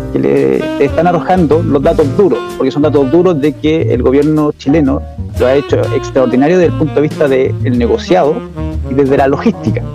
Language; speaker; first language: Spanish; native; Spanish